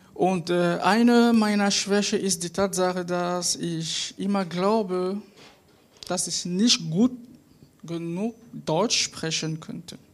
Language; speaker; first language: German; non-native, fluent; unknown